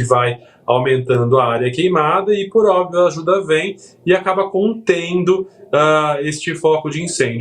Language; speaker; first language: Portuguese; native; Portuguese